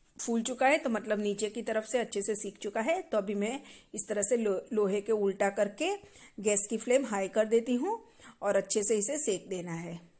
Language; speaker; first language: Hindi; non-native, local second language; Gujarati